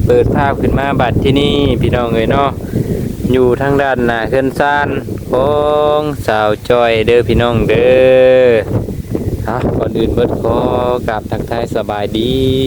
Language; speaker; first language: Thai; native; Thai